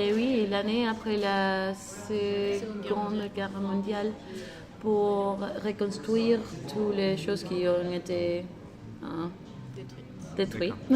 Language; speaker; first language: French; non-native, learner; Spanish